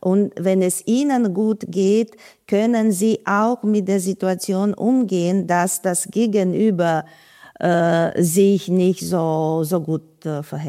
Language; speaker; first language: German; non-native, fluent; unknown